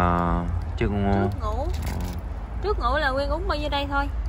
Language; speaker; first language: Vietnamese; native; Vietnamese